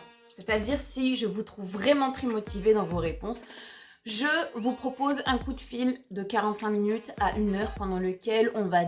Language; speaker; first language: French; native; French